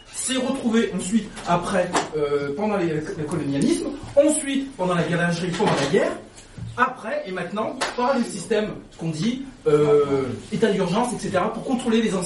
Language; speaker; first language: French; non-native, local second language; Lingala